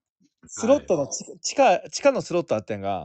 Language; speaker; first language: Japanese; native; Japanese